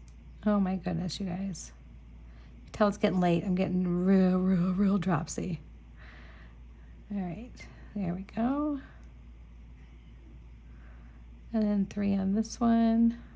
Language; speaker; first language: English; native; English